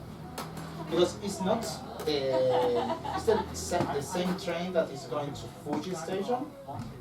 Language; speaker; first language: English; non-native, fluent; Spanish